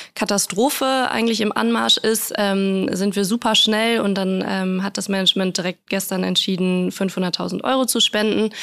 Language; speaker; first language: German; native; German